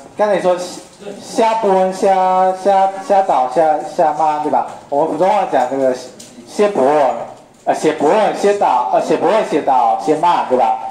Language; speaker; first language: Chinese; native; Chinese